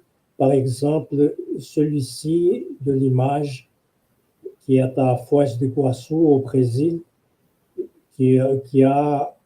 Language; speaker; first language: French; non-native, fluent; Portuguese